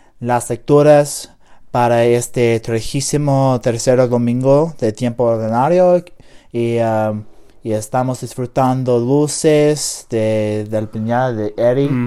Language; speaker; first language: Spanish; non-native, learner; English